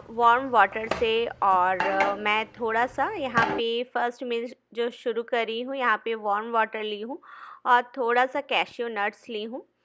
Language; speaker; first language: Hindi; non-native, local second language; Bangla